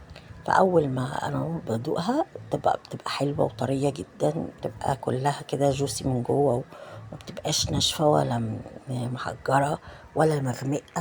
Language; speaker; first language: Arabic; native; Arabic